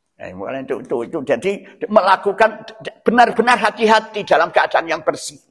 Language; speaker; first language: Indonesian; non-native, local second language; Javanese